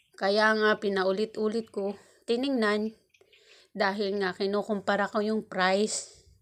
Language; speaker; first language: Filipino; native; Filipino